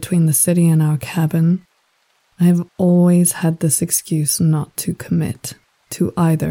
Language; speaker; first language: English; native; English